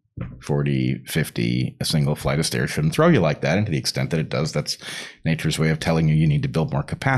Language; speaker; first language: English; native; English